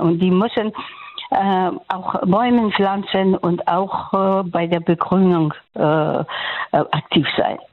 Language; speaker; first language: German; non-native, learner; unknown